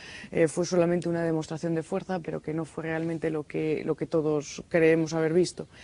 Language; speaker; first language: Spanish; native; Spanish